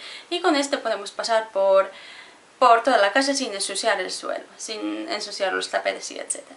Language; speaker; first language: Spanish; non-native, fluent; Polish